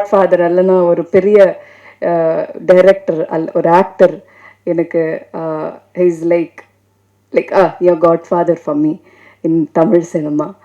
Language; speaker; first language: Tamil; non-native, fluent; Malayalam